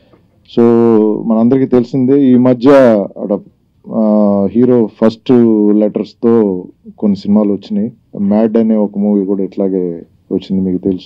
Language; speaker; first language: Telugu; native; Telugu